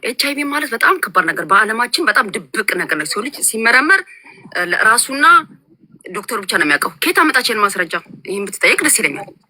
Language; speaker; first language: Amharic; native; Amharic